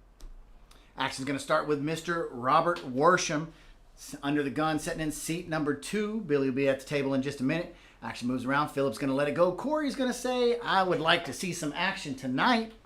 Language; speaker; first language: English; native; English